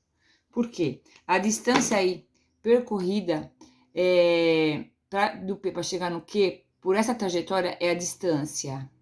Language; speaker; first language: Portuguese; native; Portuguese